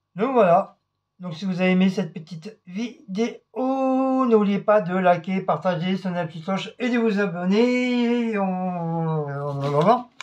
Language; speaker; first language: French; native; French